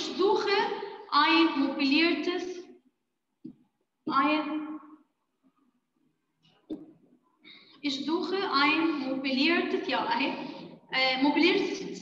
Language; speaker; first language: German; non-native, fluent; Arabic